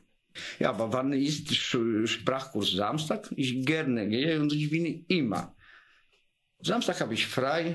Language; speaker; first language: German; non-native, learner; Polish